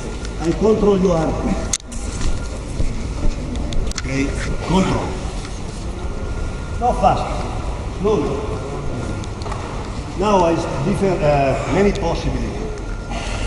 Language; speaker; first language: English; non-native, learner; Italian